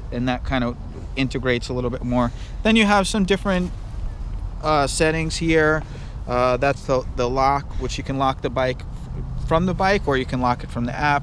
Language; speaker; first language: English; native; English